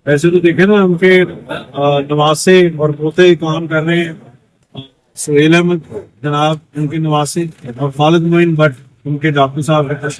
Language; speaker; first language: Urdu; non-native, local second language; Punjabi